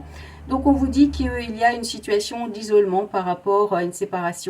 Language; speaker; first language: French; native; French